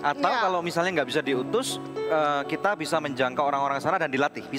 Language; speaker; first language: Indonesian; native; Indonesian